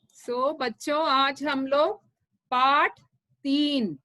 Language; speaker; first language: Hindi; non-native, local second language; Malayalam